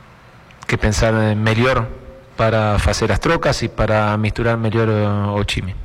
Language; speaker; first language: Portuguese; non-native, fluent; Spanish